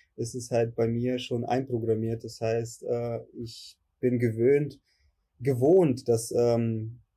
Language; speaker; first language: German; early bilingual, other home language; Russian